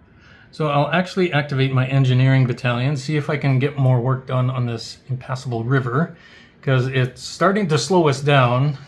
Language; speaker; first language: English; native; English